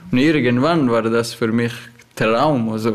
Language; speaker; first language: German; non-native, learner; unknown